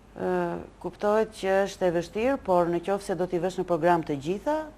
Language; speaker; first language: Albanian; native; Albanian